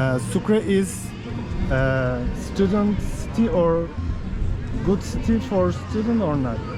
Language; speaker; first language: English; non-native, learner; Turkish